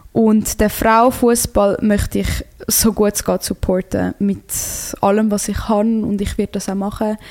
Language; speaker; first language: German; early bilingual, other home language; Croatian